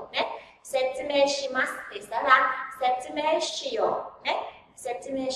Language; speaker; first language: Japanese; non-native, fluent; Vietnamese